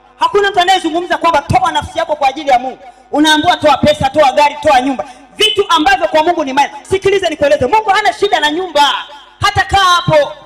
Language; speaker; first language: Swahili; native; Swahili